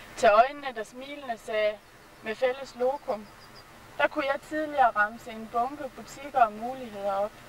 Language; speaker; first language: Danish; native; Danish